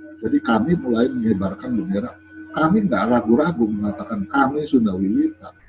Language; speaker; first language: Indonesian; native; Indonesian